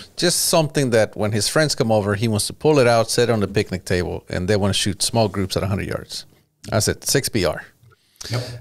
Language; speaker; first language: English; early bilingual, other home language; Spanish